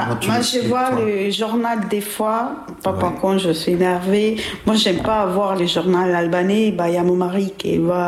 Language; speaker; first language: French; non-native, learner; Albanian